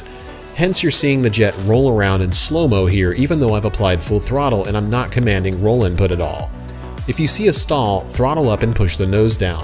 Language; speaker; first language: English; native; English